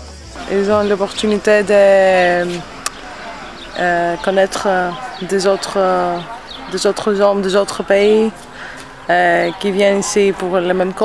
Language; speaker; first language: French; non-native, fluent; Greek